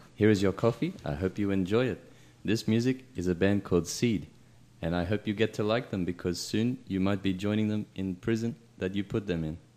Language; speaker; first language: English; native; English